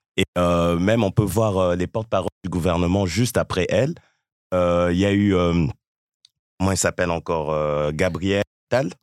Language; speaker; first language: French; early bilingual, other home language; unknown